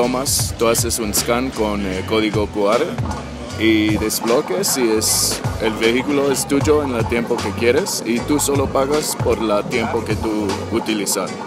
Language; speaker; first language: Spanish; non-native, learner; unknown